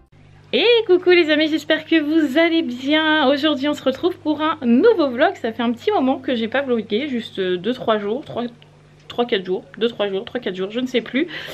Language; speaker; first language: French; native; French